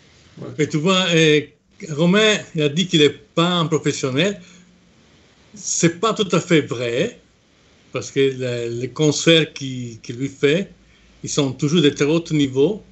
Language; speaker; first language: French; non-native, fluent; Italian